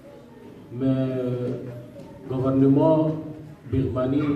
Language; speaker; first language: French; non-native, learner; Rohingya